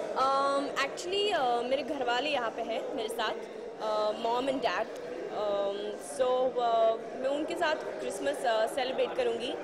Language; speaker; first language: Hindi; non-native, learner; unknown